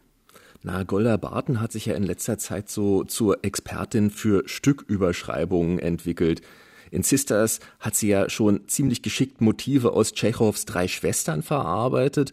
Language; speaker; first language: German; native; German